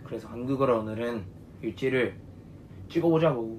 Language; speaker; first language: Korean; non-native, fluent; Japanese